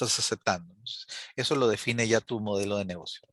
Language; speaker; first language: Spanish; native; Spanish